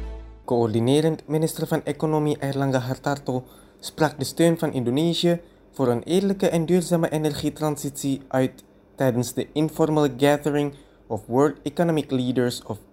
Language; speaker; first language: Dutch; non-native, fluent; Indonesian